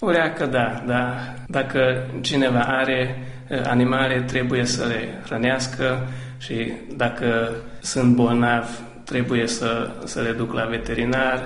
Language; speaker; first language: Romanian; non-native, local second language; Hungarian